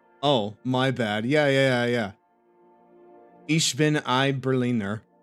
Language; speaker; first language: German; non-native, learner; English